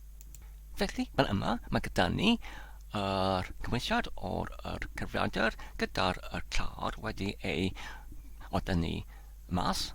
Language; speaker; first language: Welsh; non-native, learner; Polish